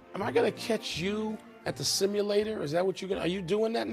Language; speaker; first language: English; native; English